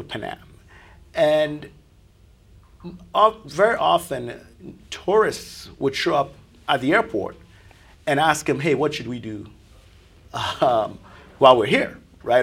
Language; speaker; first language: English; non-native, local second language; Akan